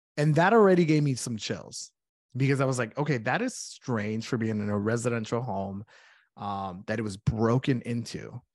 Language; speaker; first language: English; native; English